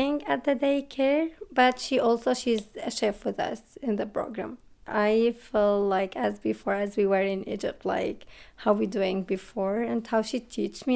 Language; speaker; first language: English; non-native, learner; Arabic